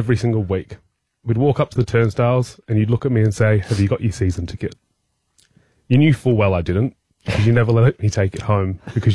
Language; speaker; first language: English; native; English